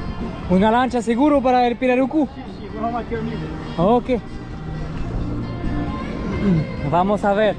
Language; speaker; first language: Spanish; non-native, learner; French